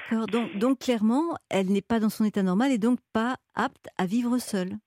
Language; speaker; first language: French; native; French